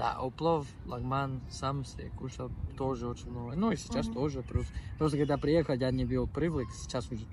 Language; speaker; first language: Russian; non-native, learner; Spanish